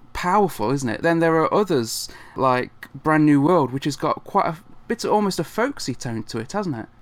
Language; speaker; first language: English; native; English